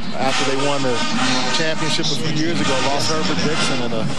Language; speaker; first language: English; native; English